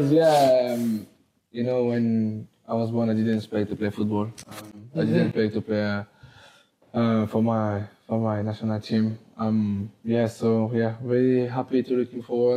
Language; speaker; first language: English; non-native, learner; French